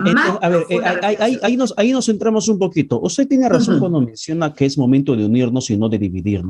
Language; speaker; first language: Spanish; native; Spanish